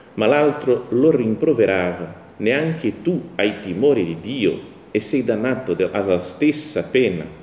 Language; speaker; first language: Italian; non-native, fluent; Portuguese